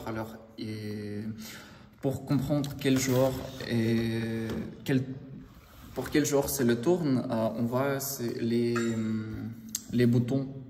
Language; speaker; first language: French; non-native, learner; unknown